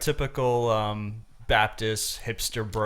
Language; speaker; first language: English; native; English